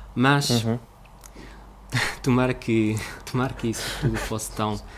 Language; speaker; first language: Portuguese; non-native, fluent; Russian